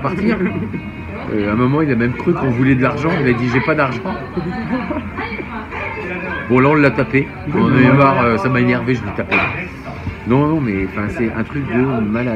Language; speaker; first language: French; native; French